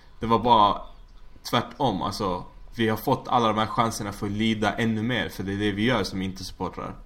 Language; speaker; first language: Swedish; early bilingual, other home language; Arabic